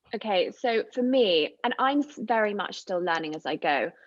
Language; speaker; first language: English; native; English